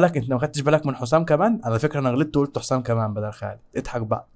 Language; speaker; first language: Arabic; native; Arabic